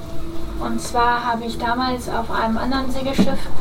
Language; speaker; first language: German; native; German